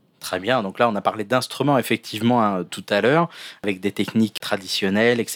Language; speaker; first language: French; native; French